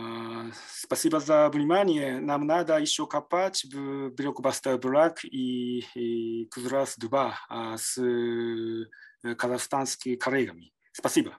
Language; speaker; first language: Russian; non-native, learner; Japanese